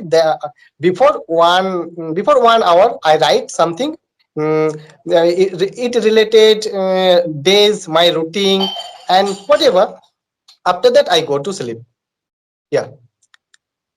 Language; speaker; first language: English; non-native, learner; Bangla